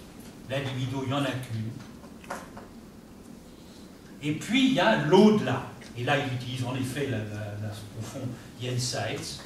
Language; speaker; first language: French; native; French